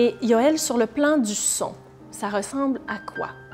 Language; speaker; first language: French; native; French